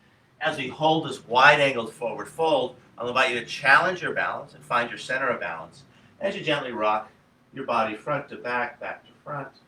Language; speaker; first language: English; native; English